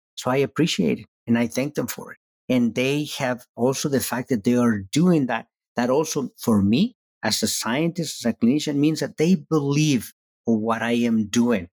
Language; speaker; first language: English; non-native, fluent; Spanish